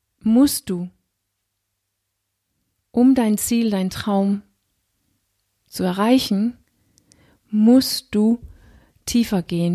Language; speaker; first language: German; non-native, fluent; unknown